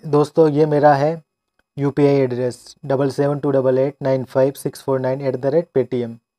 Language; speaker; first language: Hindi; non-native, local second language; Gujarati